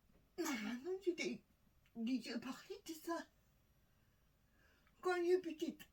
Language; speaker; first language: French; non-native, learner; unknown